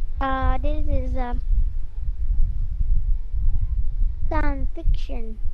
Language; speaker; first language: English; non-native, learner; Vietnamese